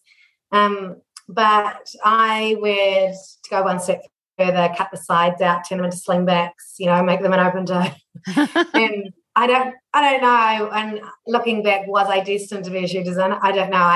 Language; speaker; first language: English; native; English